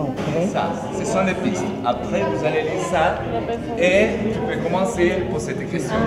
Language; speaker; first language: French; non-native, fluent; Spanish